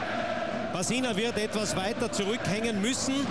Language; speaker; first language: German; native; German